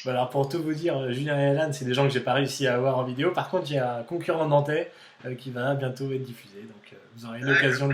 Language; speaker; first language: French; native; French